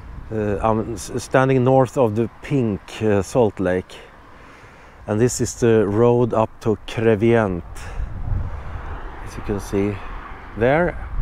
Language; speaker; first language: English; non-native, fluent; Swedish